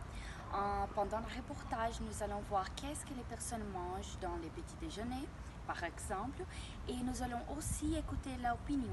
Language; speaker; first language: French; non-native, learner; Portuguese